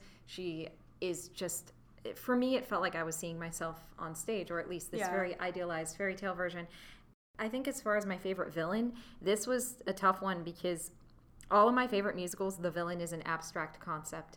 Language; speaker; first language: English; native; English